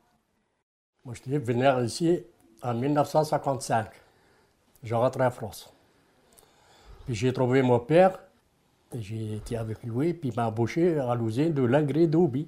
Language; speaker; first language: French; non-native, local second language; Arabic